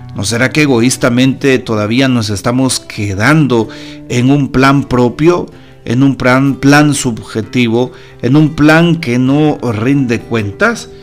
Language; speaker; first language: Spanish; native; Spanish